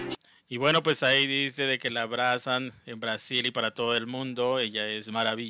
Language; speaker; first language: Spanish; native; Spanish